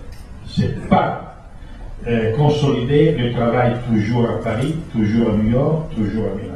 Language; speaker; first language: French; non-native, fluent; Italian